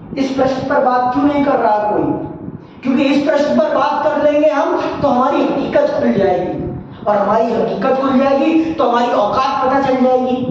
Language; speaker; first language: Hindi; native; Hindi